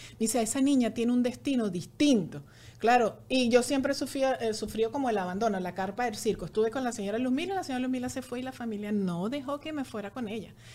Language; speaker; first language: Spanish; native; Spanish